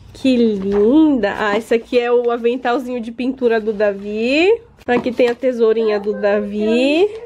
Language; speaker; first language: Portuguese; native; Portuguese